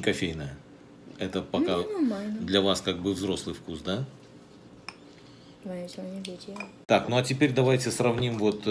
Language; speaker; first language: Russian; native; Russian